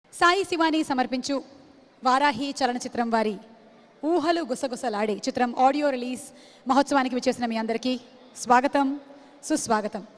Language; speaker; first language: Telugu; native; Telugu